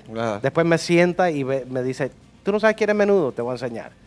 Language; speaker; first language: Spanish; early bilingual, heritage; Spanish